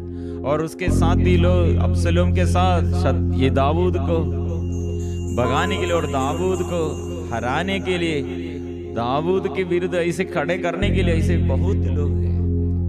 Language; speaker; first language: Hindi; non-native, local second language; Malayalam